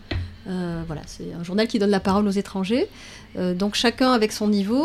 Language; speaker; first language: French; native; French